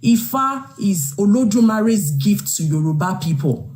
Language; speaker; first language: English; non-native, local second language; Yoruba